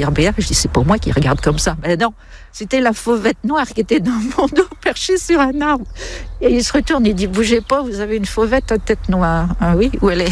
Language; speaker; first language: French; native; French